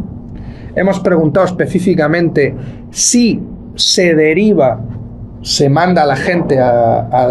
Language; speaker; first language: Spanish; native; Spanish